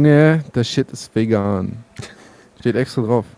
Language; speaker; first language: German; native; German